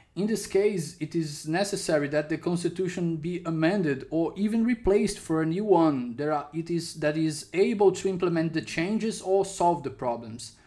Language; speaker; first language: English; non-native, fluent; Portuguese